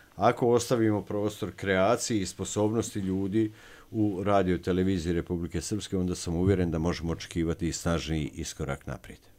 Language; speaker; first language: Serbian; native; Serbian